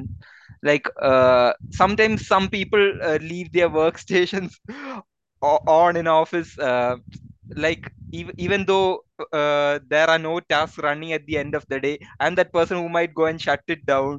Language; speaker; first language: English; non-native, local second language; Malayalam